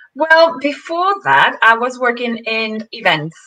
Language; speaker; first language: English; non-native, fluent; Spanish